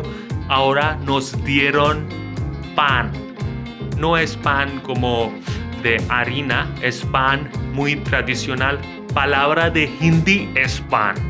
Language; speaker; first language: Spanish; non-native, fluent; Hindi